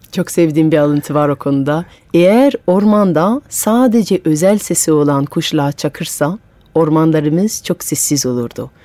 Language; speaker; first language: Turkish; non-native, fluent; French